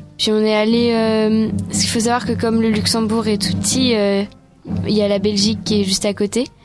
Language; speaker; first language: French; native; French